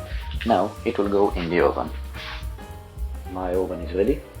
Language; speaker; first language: English; non-native, fluent; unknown